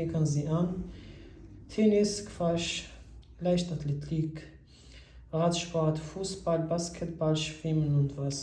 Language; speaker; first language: German; non-native, fluent; Albanian